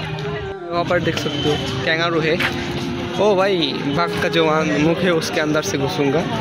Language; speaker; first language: Hindi; non-native, learner; Bangla